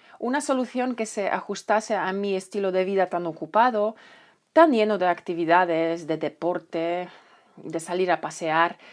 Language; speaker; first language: Spanish; non-native, fluent; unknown